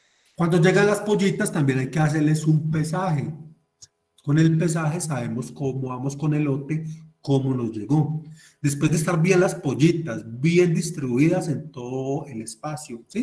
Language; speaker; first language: Spanish; native; Spanish